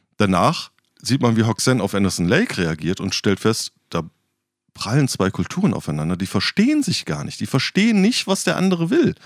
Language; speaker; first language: German; native; German